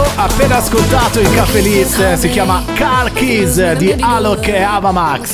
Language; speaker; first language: Italian; native; Italian